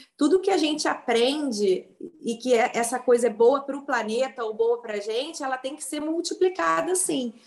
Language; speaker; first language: Portuguese; native; Portuguese